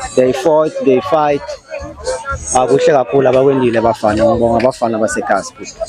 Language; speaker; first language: Zulu; non-native, local second language; Swati